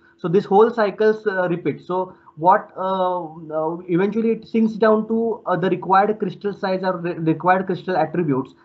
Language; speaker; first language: English; non-native, local second language; Marathi